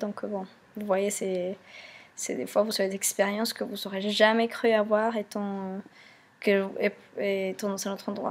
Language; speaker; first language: French; non-native, fluent; Spanish